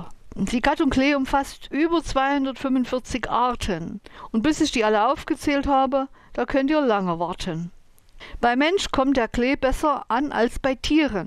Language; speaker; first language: German; native; German